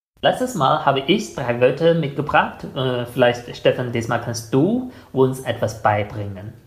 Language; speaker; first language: German; non-native, fluent; Chinese